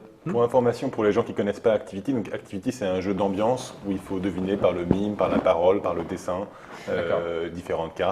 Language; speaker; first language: French; native; French